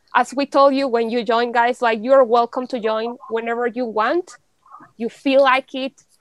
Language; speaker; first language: English; non-native, fluent; Spanish